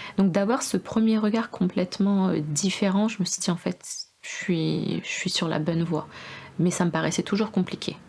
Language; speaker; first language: French; early bilingual, other home language; Russian